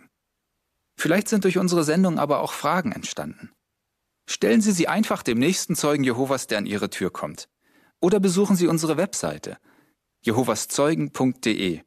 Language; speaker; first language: German; native; German